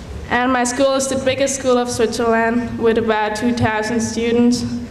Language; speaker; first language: English; non-native, fluent; Swiss German